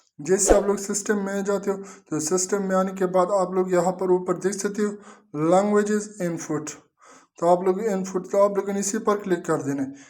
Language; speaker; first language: Urdu; non-native, local second language; Punjabi